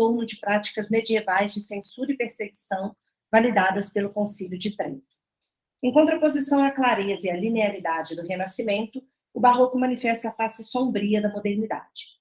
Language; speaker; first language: Portuguese; native; Portuguese